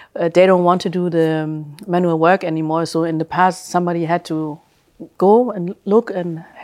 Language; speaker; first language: English; early bilingual, other home language; German